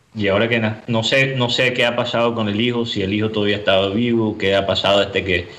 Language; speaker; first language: Spanish; early bilingual, heritage; Spanish